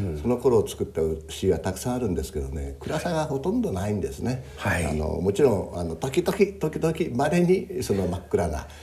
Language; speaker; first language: Japanese; native; Japanese